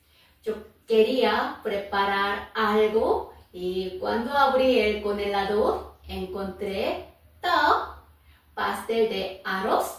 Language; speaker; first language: Spanish; non-native, fluent; Korean